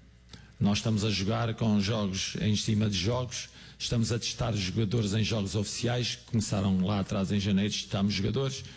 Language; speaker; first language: Portuguese; native; Portuguese